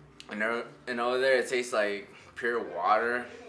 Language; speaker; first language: English; native; English